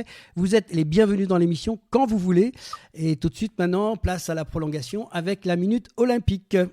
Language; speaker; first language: French; native; French